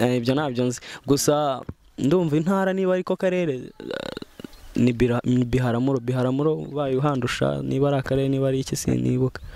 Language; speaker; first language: Kinyarwanda; early bilingual, heritage; Kinyarwanda